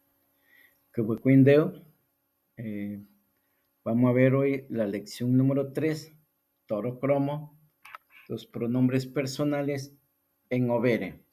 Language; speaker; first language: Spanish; non-native, local second language; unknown